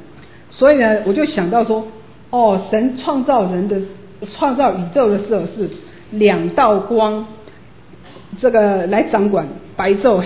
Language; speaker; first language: Chinese; native; Chinese